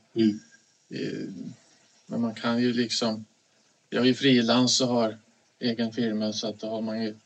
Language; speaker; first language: Swedish; native; Swedish